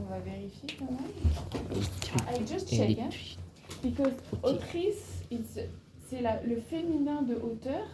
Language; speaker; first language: French; native; French